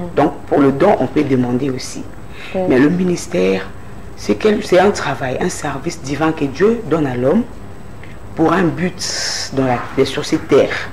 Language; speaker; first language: French; non-native, local second language; Lingala